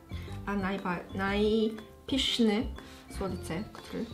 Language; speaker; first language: Polish; non-native, learner; Korean